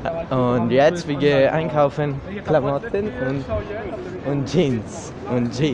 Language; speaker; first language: German; non-native, learner; Italian